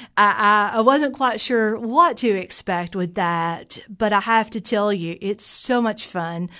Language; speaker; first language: English; native; English